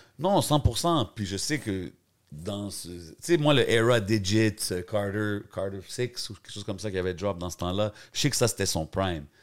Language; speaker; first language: French; native; French